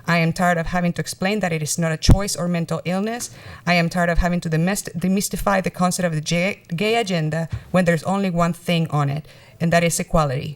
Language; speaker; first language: English; non-native, fluent; Spanish